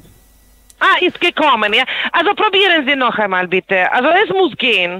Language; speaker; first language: German; non-native, fluent; Polish